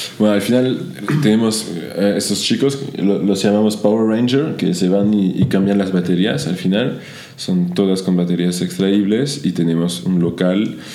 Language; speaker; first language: Spanish; non-native, fluent; French